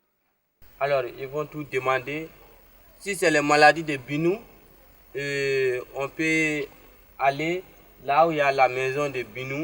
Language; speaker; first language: French; non-native, learner; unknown